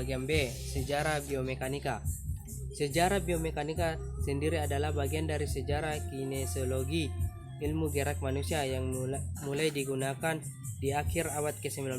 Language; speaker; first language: Indonesian; native; Indonesian